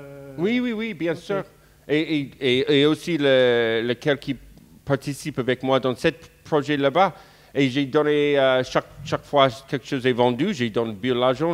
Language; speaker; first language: French; non-native, fluent; English